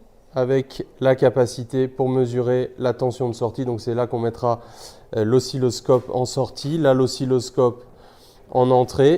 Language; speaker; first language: French; native; French